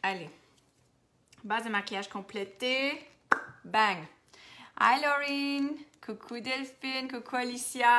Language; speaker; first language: French; native; French